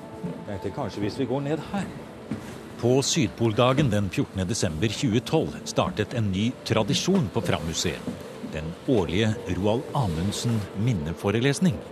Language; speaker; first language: Norwegian; native; Norwegian